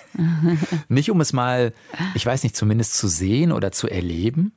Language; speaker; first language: German; native; German